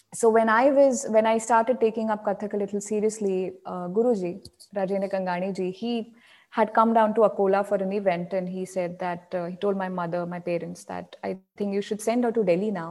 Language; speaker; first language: English; non-native, local second language; Marathi